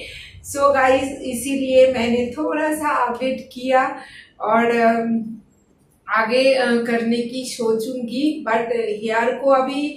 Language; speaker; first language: Hindi; non-native, local second language; Bangla